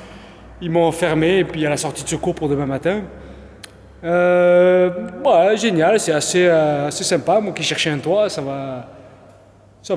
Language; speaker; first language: French; native; French